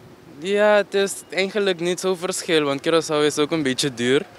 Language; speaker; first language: Dutch; non-native, local second language; Papiamento